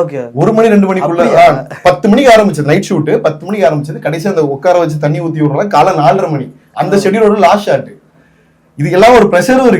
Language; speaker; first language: Tamil; native; Tamil